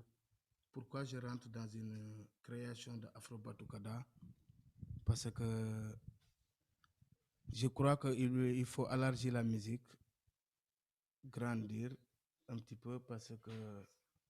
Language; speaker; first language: French; non-native, local second language; Wolof